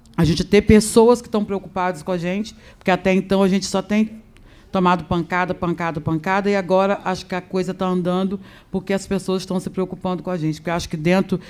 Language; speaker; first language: Portuguese; native; Portuguese